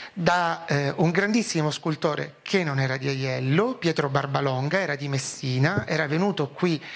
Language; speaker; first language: Italian; native; Italian